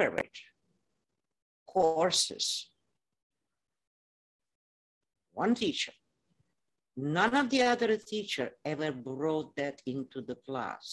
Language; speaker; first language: English; non-native, fluent; Romanian